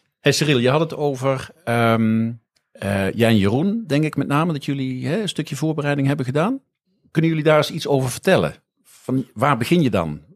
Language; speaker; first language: Dutch; native; Dutch